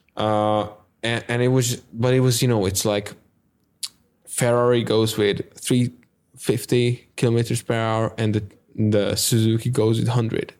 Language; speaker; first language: English; non-native, fluent; Hungarian